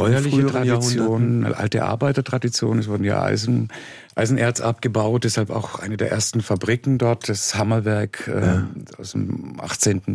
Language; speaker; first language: German; native; German